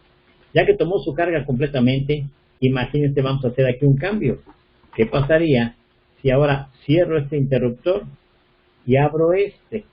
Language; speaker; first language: Spanish; native; Spanish